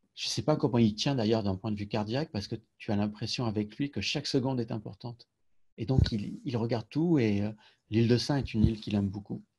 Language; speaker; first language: French; native; French